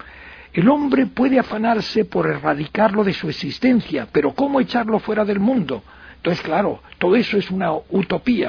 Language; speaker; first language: Spanish; native; Spanish